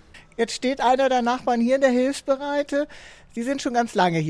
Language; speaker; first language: German; native; German